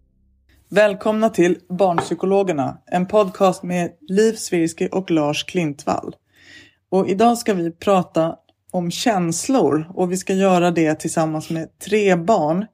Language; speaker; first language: Swedish; native; Swedish